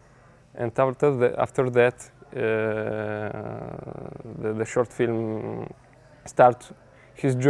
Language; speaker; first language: English; non-native, fluent; Italian